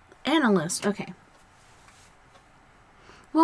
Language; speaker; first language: English; native; English